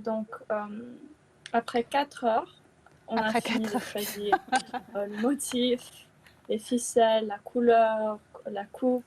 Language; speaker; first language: French; non-native, fluent; Chinese